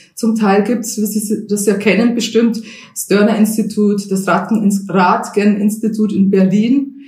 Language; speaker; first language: German; native; German